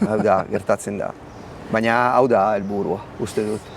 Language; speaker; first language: Basque; non-native, learner; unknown